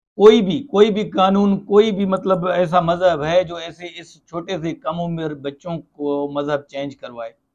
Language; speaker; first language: Urdu; non-native, local second language; Sindhi